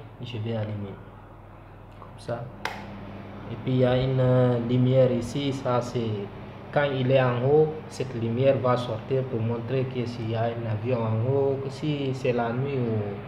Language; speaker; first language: French; non-native, local second language; Fula